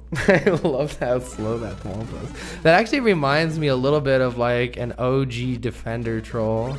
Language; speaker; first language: English; native; English